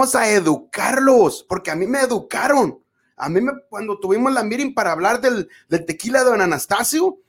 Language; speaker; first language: Spanish; early bilingual, other home language; English